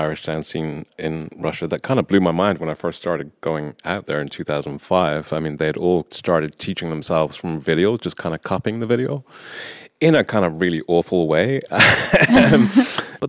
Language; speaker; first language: English; native; English